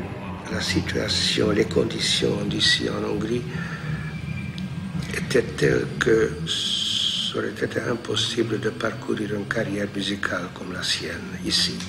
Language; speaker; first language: French; non-native, fluent; Hungarian